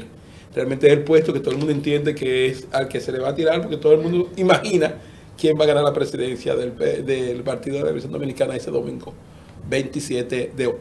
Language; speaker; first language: Spanish; native; Spanish